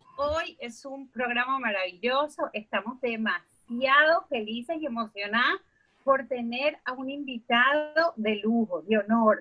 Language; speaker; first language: Spanish; native; Spanish